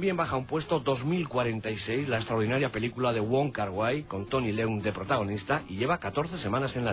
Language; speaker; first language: Spanish; native; Spanish